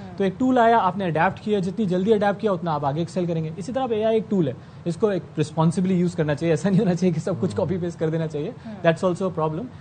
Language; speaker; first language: Urdu; native; Urdu